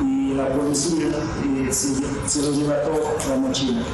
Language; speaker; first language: Spanish; non-native, learner; Haitian Creole